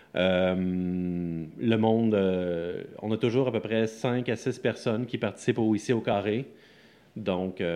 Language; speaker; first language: French; native; French